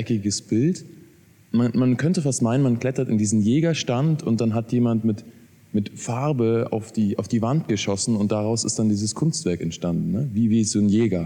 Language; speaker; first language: German; native; German